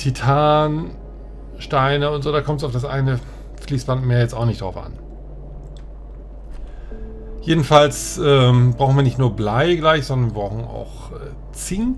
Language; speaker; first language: German; native; German